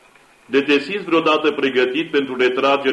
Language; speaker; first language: Romanian; native; Romanian